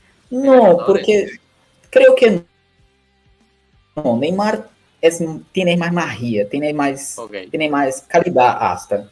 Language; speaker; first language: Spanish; non-native, learner; Portuguese